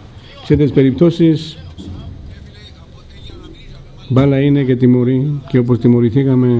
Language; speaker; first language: Greek; non-native, fluent; Georgian